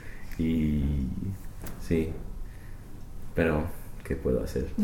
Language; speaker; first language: Spanish; non-native, fluent; English